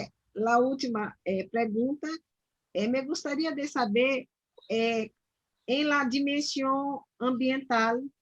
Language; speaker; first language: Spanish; non-native, learner; Portuguese